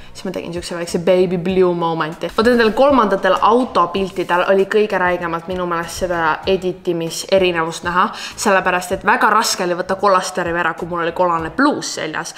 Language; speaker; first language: Estonian; native; Estonian